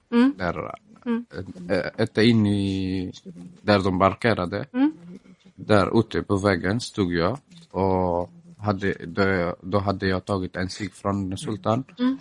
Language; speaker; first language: Swedish; non-native, fluent; Arabic